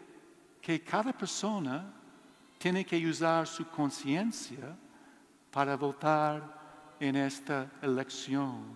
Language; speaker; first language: Spanish; non-native, learner; English